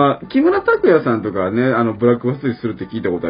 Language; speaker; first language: Japanese; native; Japanese